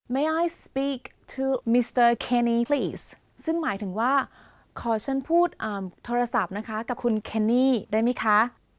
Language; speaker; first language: Thai; native; Thai